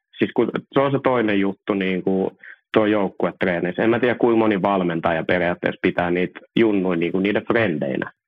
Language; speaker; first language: Finnish; early bilingual, other home language; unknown